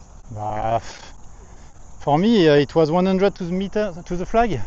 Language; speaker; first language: English; non-native, learner; French